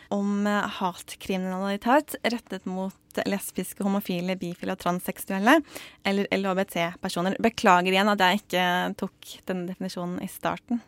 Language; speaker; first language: Norwegian; native; Norwegian